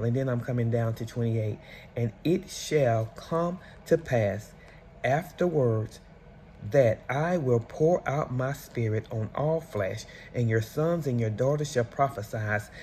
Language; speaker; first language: English; native; English